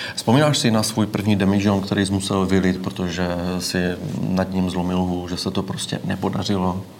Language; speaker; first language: Czech; native; Czech